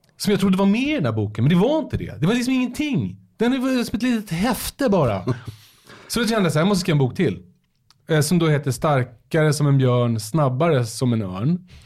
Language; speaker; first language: Swedish; native; Swedish